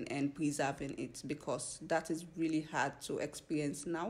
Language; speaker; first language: English; non-native, local second language; Fula